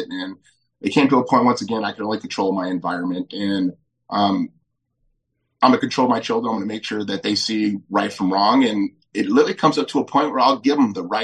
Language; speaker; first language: English; native; English